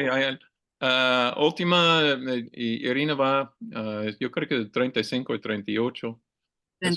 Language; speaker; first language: Spanish; non-native, learner; English